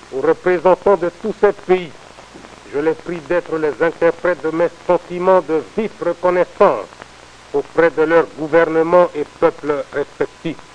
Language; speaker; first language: French; non-native, local second language; Lingala